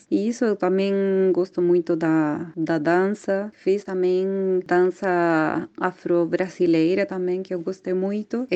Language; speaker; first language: Portuguese; non-native, fluent; Spanish